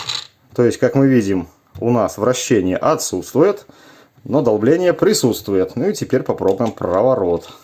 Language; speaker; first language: Russian; native; Russian